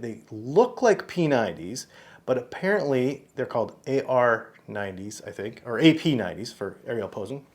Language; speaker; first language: English; native; English